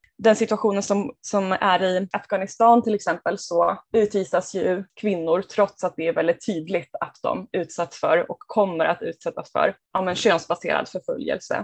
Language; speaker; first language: Swedish; native; Swedish